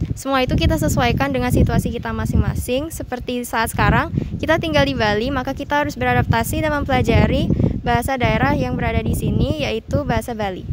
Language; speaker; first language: Indonesian; native; Indonesian